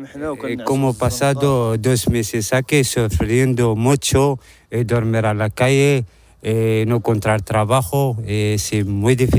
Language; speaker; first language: Spanish; non-native, learner; Arabic